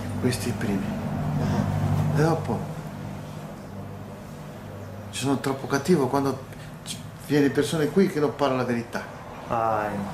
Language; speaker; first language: Italian; non-native, learner; Portuguese